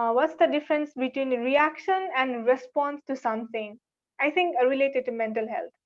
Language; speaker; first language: English; non-native, local second language; Nepali